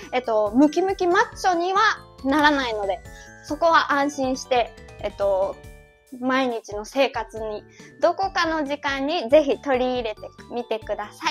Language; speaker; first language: Japanese; native; Japanese